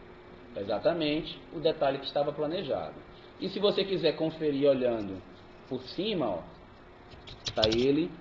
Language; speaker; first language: Portuguese; native; Portuguese